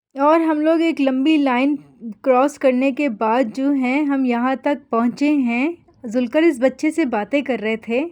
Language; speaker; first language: Urdu; native; Urdu